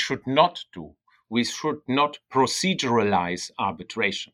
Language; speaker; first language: English; non-native, fluent; German